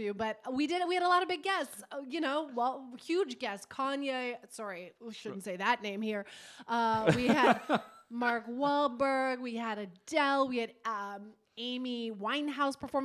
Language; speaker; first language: English; native; English